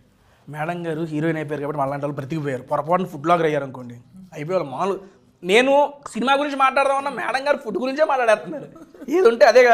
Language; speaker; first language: Telugu; native; Telugu